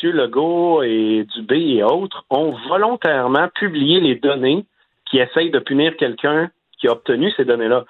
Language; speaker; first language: French; native; French